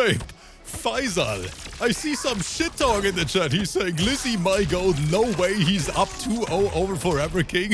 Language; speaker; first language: English; native; English